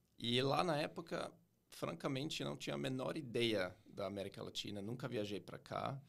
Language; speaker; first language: Portuguese; non-native, fluent; German